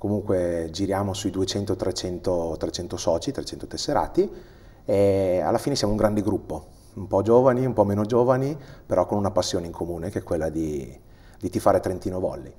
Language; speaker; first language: Italian; native; Italian